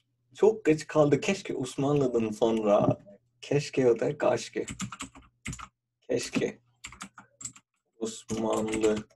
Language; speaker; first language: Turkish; non-native, fluent; Urdu